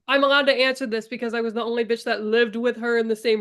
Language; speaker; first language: English; native; English